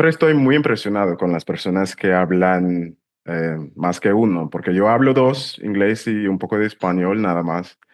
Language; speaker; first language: Spanish; non-native, fluent; English